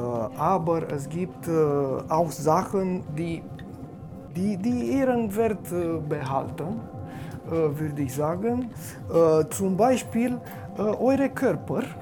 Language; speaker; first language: German; non-native, fluent; Romanian